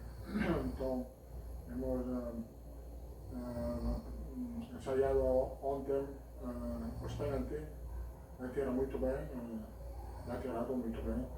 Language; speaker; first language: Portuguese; non-native, learner; Italian